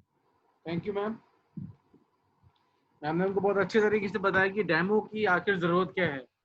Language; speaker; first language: Hindi; native; Hindi